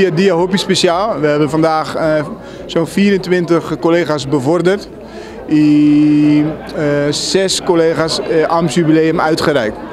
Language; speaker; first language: Dutch; non-native, local second language; Papiamento